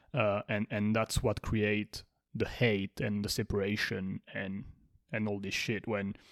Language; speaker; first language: English; non-native, fluent; Spanish